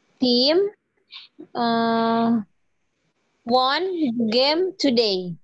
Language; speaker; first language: English; non-native, learner; Indonesian